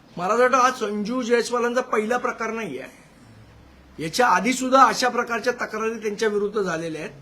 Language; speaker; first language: Marathi; native; Marathi